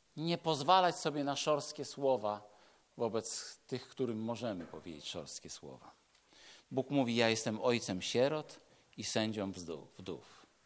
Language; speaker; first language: Polish; native; Polish